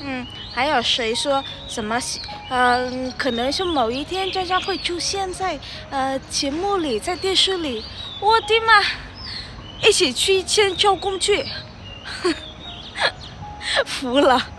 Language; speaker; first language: Chinese; non-native, fluent; Vietnamese